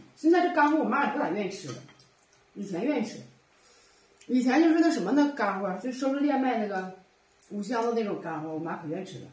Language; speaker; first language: Chinese; native; Chinese